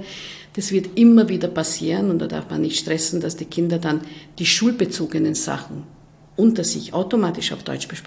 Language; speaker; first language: German; non-native, fluent; Hungarian